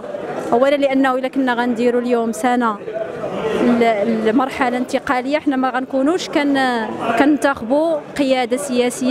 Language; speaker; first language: Arabic; native; Arabic